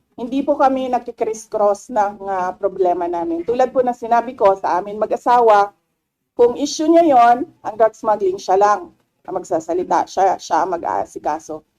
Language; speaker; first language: Filipino; non-native, local second language; Cebuano